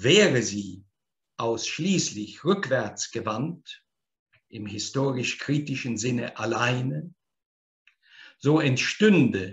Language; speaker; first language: German; native; German